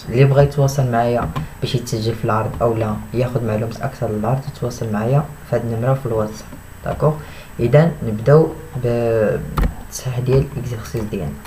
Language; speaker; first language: Arabic; native; Arabic